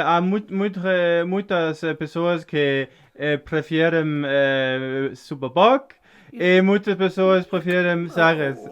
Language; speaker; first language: Portuguese; non-native, learner; Danish